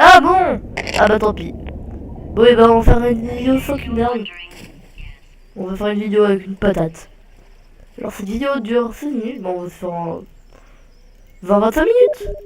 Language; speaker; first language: French; native; French